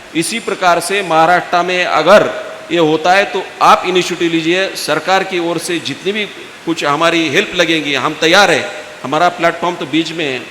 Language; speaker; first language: Hindi; non-native, local second language; Marathi